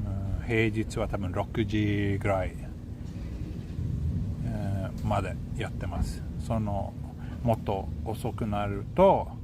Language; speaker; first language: Japanese; non-native, fluent; Swedish